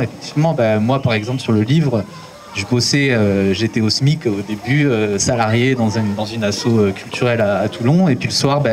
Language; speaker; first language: French; native; French